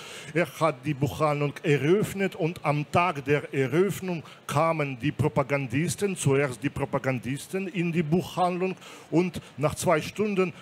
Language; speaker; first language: German; non-native, fluent; Belarusian